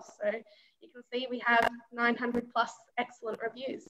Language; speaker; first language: English; native; English